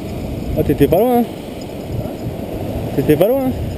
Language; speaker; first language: French; native; French